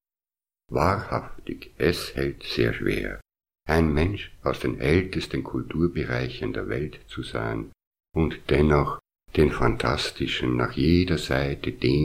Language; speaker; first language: German; native; German